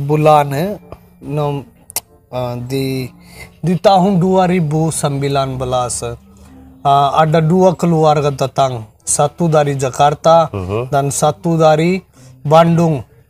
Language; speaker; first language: Indonesian; non-native, learner; Hindi